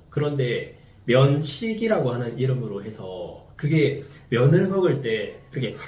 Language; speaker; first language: Korean; native; Korean